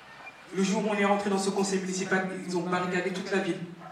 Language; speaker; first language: French; native; French